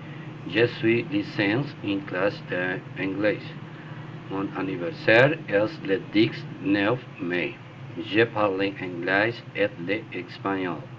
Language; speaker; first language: French; non-native, learner; Spanish